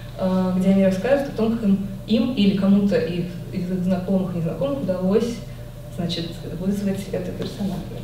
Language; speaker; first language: Russian; native; Russian